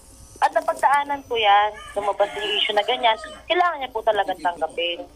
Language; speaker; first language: Filipino; native; Filipino